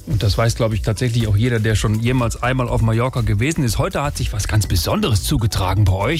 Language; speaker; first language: German; native; German